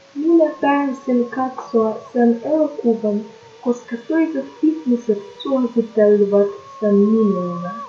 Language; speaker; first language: Finnish; non-native, learner; Russian